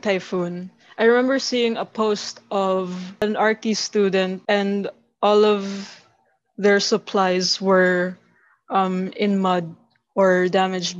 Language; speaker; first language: English; non-native, local second language; Filipino